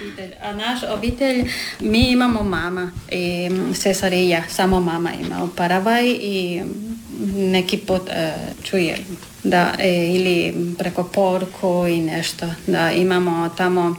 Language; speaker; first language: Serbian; non-native, learner; Spanish